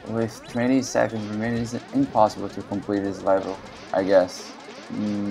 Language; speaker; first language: English; non-native, learner; Portuguese